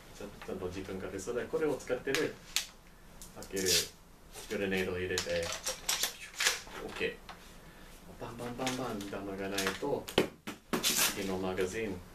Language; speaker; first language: Japanese; non-native, learner; English